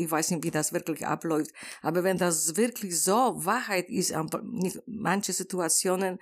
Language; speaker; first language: German; non-native, learner; Polish